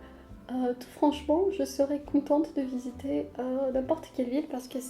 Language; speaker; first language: French; non-native, fluent; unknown